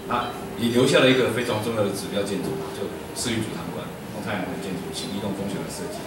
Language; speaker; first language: Chinese; native; Chinese